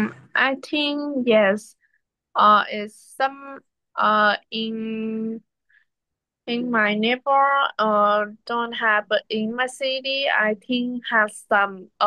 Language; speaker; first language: English; non-native, learner; Vietnamese